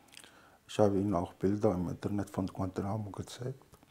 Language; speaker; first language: German; non-native, fluent; Arabic